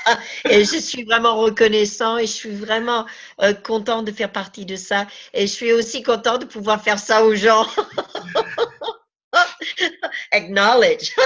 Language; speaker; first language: French; native; French